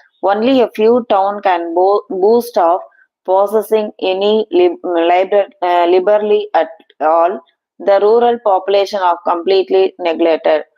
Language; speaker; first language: English; non-native, local second language; Tamil